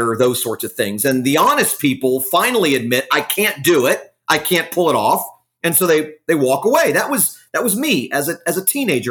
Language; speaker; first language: English; native; English